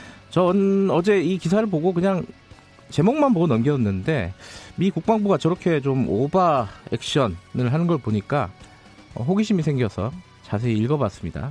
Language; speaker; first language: Korean; native; Korean